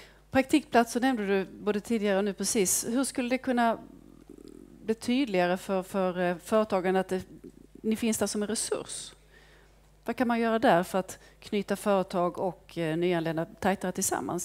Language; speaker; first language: Swedish; native; Swedish